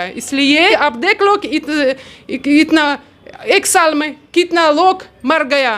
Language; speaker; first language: Hindi; non-native, learner; Russian